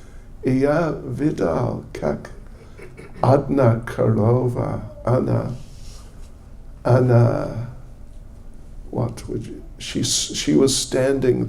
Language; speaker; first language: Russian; non-native, learner; English